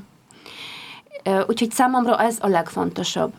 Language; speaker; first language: Hungarian; non-native, fluent; Polish